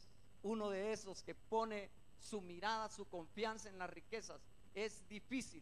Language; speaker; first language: Spanish; native; Spanish